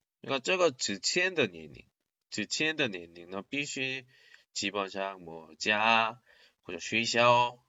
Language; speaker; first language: Chinese; non-native, learner; Korean